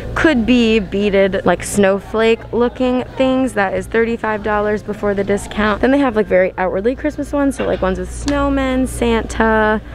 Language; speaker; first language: English; native; English